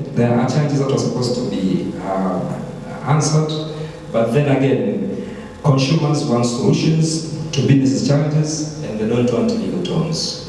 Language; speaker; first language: English; non-native, local second language; Swahili